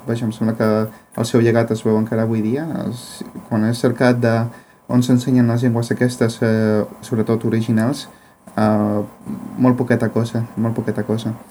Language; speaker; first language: Catalan; native; Catalan